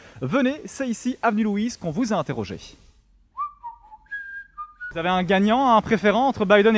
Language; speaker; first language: French; native; French